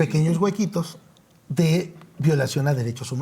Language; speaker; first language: Spanish; native; Spanish